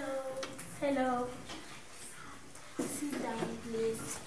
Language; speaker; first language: English; non-native, learner; Spanish